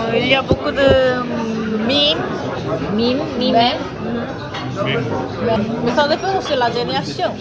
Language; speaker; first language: French; non-native, learner; Korean